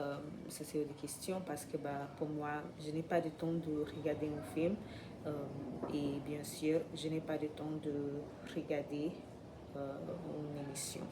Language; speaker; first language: French; non-native, learner; English